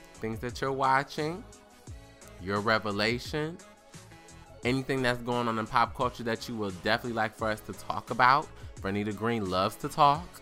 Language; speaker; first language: English; native; English